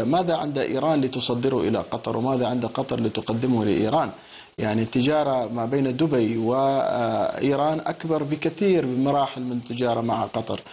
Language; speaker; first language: Arabic; native; Arabic